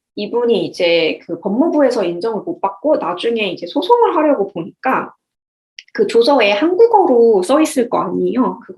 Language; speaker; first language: Korean; native; Korean